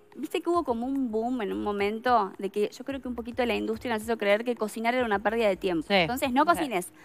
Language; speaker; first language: Spanish; native; Spanish